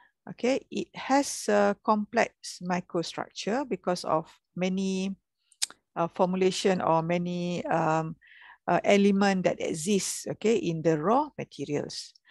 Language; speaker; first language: English; non-native, local second language; Malay